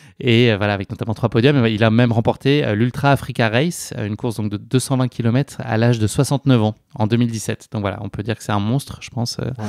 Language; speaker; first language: French; native; French